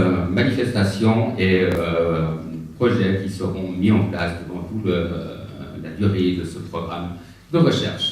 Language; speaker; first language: French; native; French